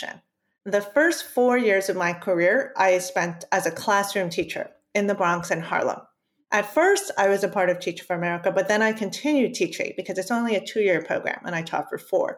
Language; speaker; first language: English; early bilingual, other home language; Spanish